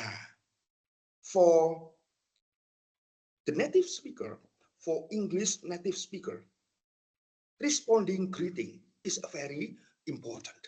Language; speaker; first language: English; non-native, fluent; Indonesian